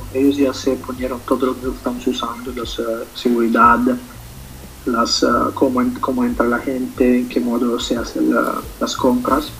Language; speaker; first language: Spanish; native; Spanish